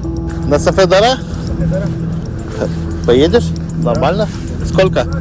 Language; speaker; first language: Russian; non-native, learner; Lithuanian